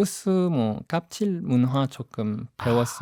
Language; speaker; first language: Korean; non-native, fluent; English